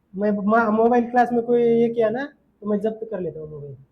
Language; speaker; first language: Hindi; non-native, local second language; Marathi